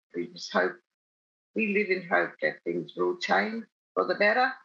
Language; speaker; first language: English; native; English